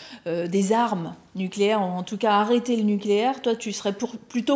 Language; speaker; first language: French; native; French